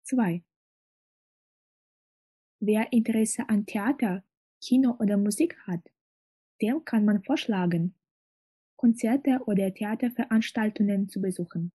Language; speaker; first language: German; non-native, fluent; Russian